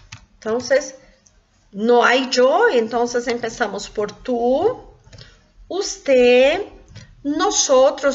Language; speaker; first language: Spanish; non-native, local second language; Portuguese